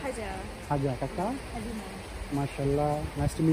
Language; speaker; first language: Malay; non-native, learner; Bangla